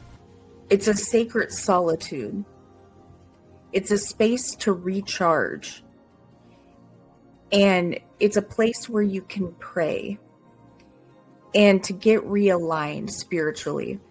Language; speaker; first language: English; native; English